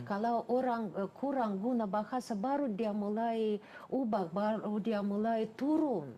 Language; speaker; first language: Malay; non-native, fluent; Russian